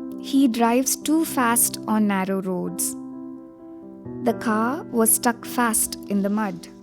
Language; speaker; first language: English; non-native, local second language; Malayalam